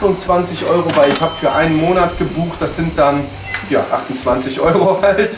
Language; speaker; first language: German; native; German